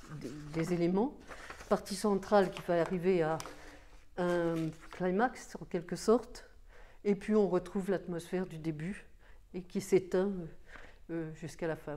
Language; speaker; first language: French; native; French